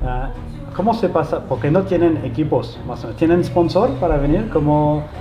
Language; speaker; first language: Spanish; non-native, learner; French